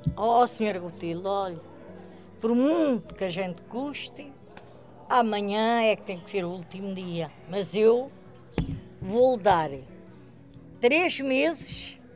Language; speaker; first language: Portuguese; native; Portuguese